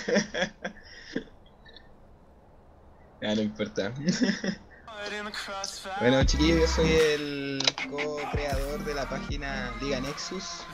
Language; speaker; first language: Spanish; native; Spanish